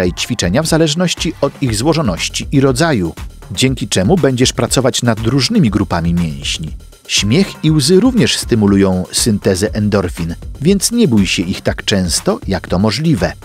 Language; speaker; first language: Polish; native; Polish